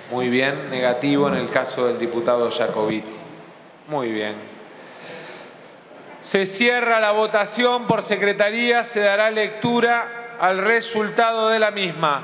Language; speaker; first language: Spanish; native; Spanish